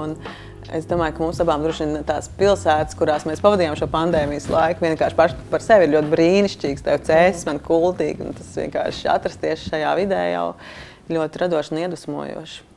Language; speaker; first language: Latvian; native; Latvian